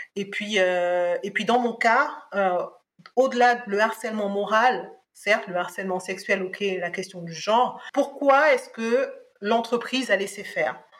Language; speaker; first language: French; early bilingual, other home language; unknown